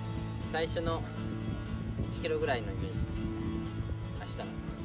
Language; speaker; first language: Japanese; native; Japanese